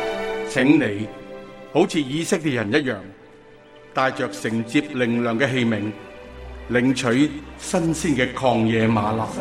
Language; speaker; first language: Chinese; native; Chinese